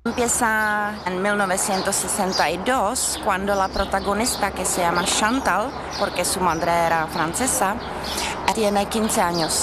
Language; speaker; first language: Spanish; non-native, learner; Czech